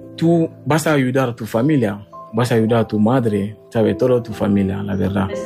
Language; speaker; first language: Spanish; non-native, learner; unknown